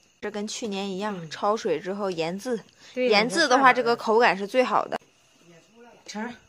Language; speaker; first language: Chinese; native; Chinese